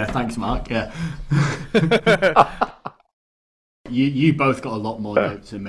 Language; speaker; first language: English; native; English